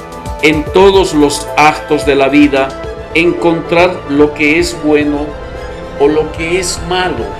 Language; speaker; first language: Spanish; native; Spanish